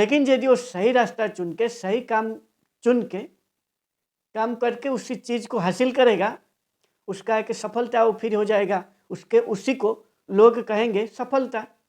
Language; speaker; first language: Hindi; non-native, local second language; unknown